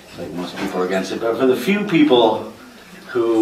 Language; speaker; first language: English; native; English